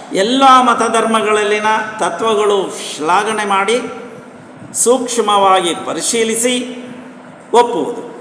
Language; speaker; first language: Kannada; non-native, local second language; Telugu